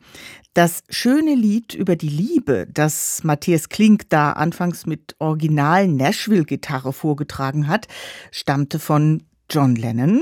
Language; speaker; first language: German; native; German